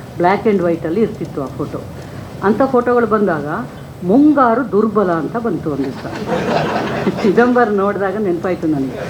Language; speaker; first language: Kannada; native; Kannada